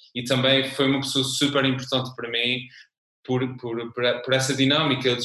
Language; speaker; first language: Portuguese; native; Portuguese